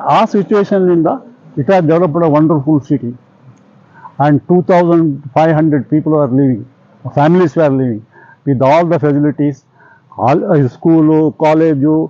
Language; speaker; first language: Kannada; native; Kannada